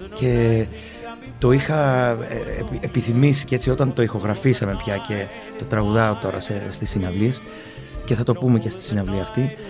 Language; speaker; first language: Greek; early bilingual, other home language; English